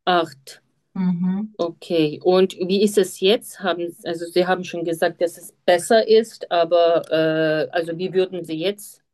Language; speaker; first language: German; non-native, fluent; Turkish